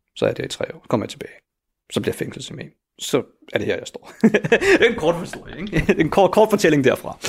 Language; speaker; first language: Danish; early bilingual, other home language; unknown